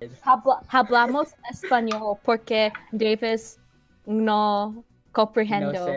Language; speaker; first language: Spanish; non-native, learner; Indonesian